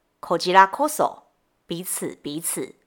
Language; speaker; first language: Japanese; non-native, fluent; Chinese